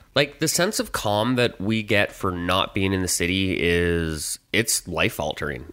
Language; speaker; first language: English; native; English